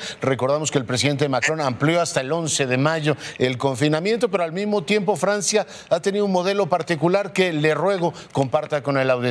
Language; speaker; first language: Spanish; native; Spanish